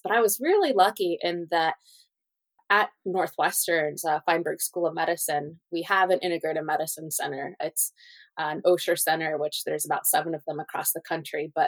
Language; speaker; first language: English; native; English